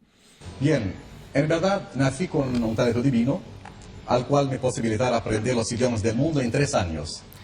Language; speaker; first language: Spanish; non-native, fluent; Arabic